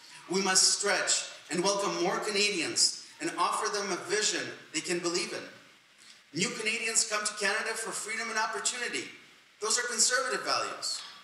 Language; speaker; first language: English; non-native, fluent; Russian